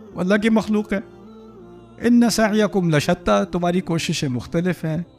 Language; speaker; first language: Urdu; early bilingual, heritage; Urdu